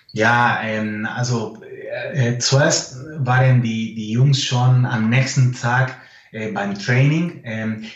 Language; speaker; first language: German; non-native, fluent; Spanish